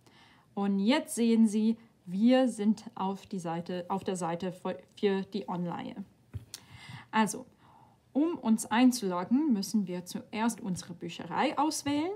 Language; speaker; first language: German; non-native, fluent; English